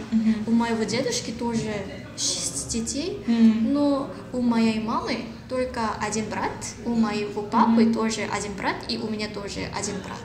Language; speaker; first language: Russian; non-native, learner; Korean